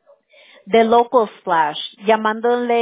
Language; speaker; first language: Spanish; early bilingual, heritage; Spanish